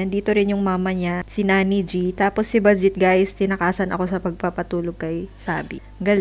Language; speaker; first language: Filipino; native; Filipino